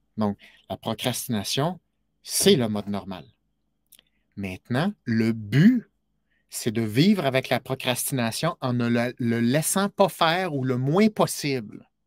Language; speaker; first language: French; native; French